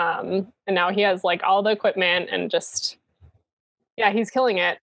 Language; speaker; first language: English; native; English